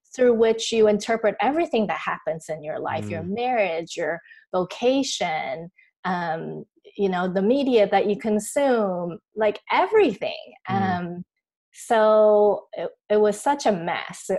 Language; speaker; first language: English; early bilingual, other home language; Chinese